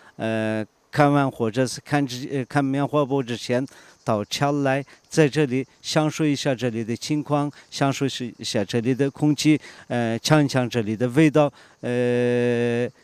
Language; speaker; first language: Chinese; non-native, fluent; Turkish